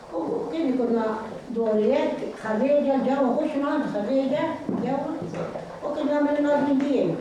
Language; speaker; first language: Maltese; native; Maltese